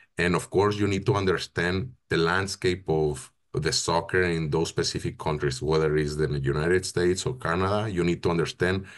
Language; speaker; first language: English; non-native, fluent; Spanish